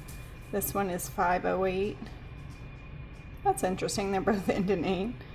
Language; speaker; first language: English; native; English